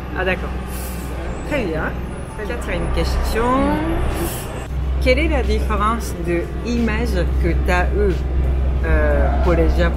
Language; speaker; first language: French; non-native, fluent; Japanese